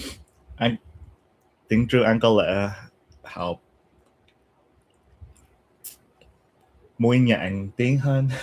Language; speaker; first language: Vietnamese; non-native, learner; English